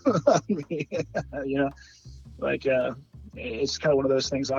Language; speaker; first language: English; native; English